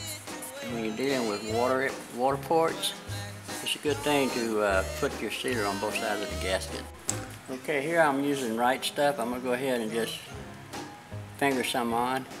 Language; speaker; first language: English; native; English